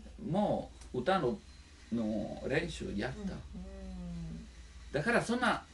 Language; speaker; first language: Japanese; non-native, learner; Italian